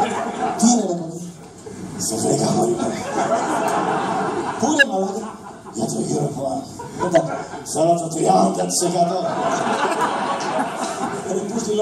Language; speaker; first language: Greek; native; Greek